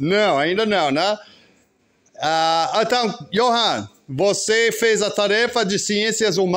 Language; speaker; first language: Portuguese; non-native, fluent; English